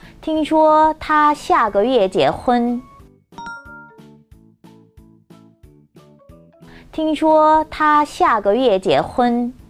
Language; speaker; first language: Chinese; non-native, fluent; Korean